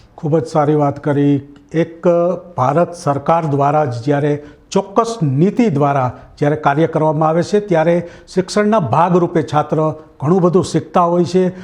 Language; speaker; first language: Gujarati; native; Gujarati